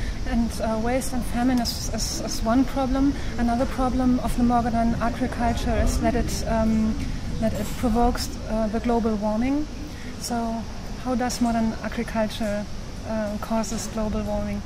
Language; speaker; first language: English; non-native, fluent; German